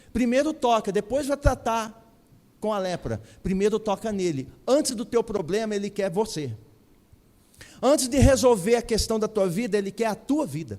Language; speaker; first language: Portuguese; native; Portuguese